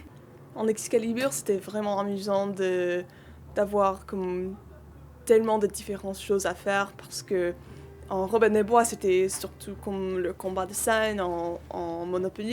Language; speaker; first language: French; non-native, local second language; English